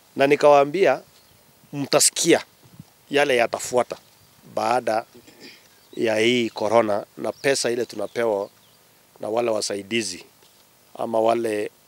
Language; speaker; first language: Swahili; non-native, local second language; Kalenjin